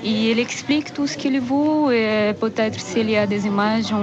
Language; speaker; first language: French; non-native, learner; Portuguese